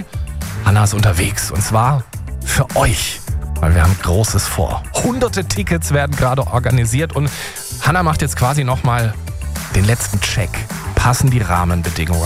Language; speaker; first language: German; native; German